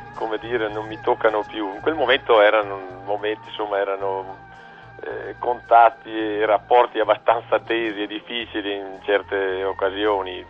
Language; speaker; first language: Italian; native; Italian